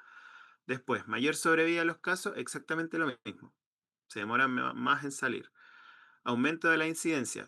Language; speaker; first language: Spanish; native; Spanish